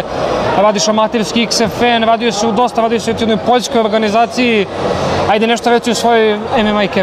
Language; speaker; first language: Serbian; native; Serbian